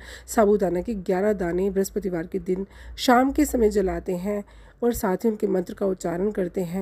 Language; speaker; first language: Hindi; native; Hindi